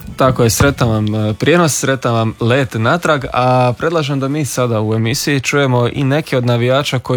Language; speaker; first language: Serbian; native; Serbian